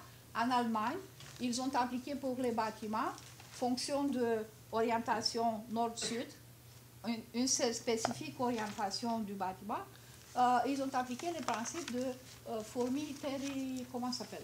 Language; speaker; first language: French; non-native, fluent; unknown